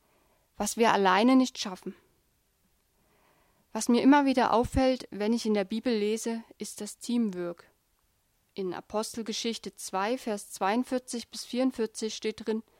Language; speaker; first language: German; native; German